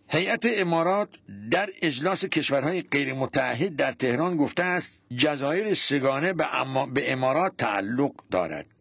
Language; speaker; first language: Persian; non-native, local second language; Central Kurdish